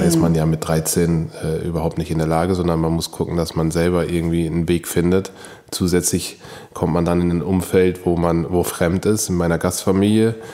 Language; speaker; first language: German; native; German